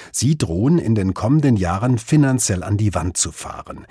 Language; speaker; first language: German; native; German